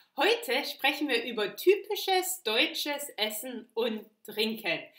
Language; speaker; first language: German; native; German